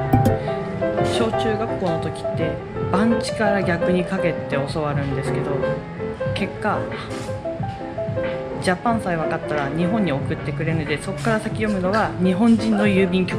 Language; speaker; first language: Japanese; native; Japanese